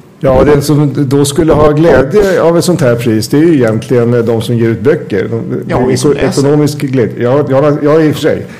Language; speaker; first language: Swedish; native; Swedish